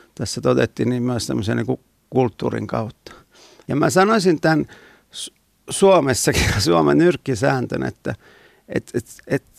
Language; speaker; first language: Finnish; non-native, fluent; Italian